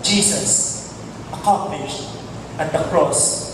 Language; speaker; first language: English; non-native, local second language; Filipino